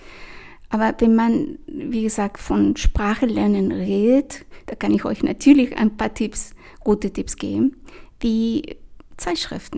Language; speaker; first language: German; non-native, fluent; Spanish